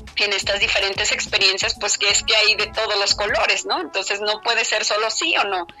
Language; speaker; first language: Spanish; native; Spanish